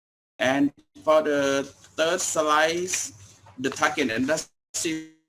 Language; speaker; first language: English; non-native, learner; Thai